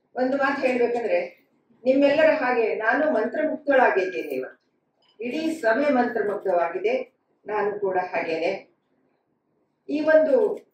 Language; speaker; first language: Kannada; native; Kannada